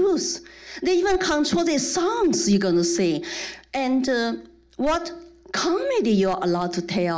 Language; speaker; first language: English; non-native, fluent; Chinese